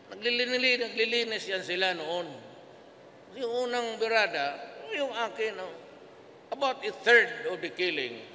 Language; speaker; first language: Filipino; native; Filipino